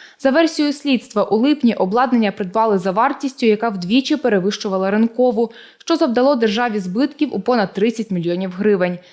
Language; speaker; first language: Ukrainian; native; Ukrainian